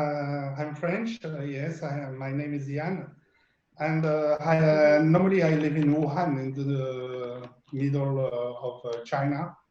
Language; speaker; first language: English; non-native, learner; French